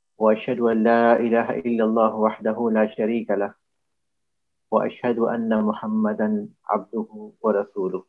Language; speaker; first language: Urdu; native; Urdu